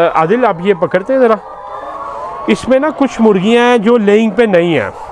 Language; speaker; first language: Urdu; non-native, local second language; Punjabi